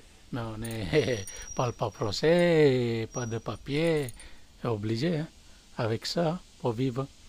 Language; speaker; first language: French; non-native, learner; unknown